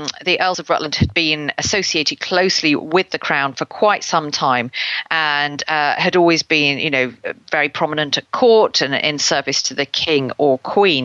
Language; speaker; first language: English; native; English